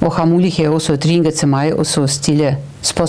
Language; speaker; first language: Danish; non-native, fluent; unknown